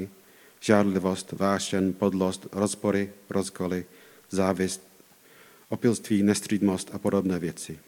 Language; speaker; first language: Czech; non-native, fluent; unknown